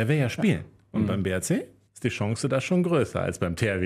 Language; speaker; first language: German; native; German